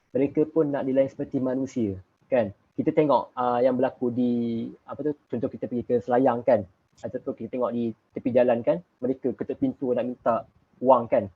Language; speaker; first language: Malay; native; Malay